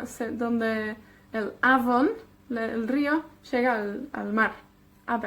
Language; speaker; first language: Spanish; non-native, fluent; Welsh